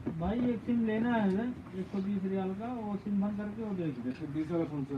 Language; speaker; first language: Hindi; non-native, learner; Bangla